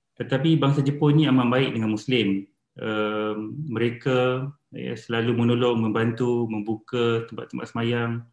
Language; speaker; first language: Malay; native; Malay